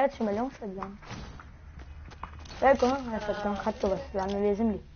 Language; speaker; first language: Arabic; native; Arabic